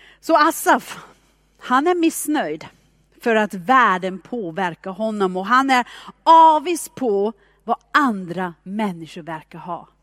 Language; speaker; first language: Swedish; non-native, fluent; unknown